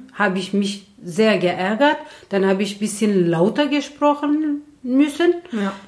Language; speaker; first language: German; non-native, fluent; Turkish